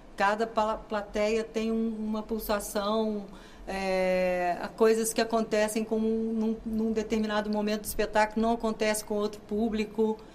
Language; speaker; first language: Portuguese; native; Portuguese